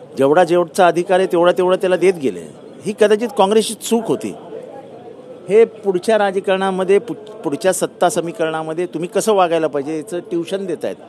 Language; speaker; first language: Marathi; native; Marathi